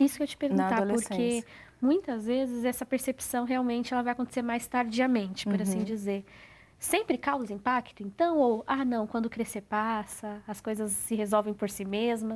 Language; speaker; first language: Portuguese; native; Portuguese